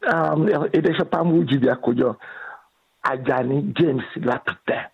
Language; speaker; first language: Hungarian; non-native, learner; Yoruba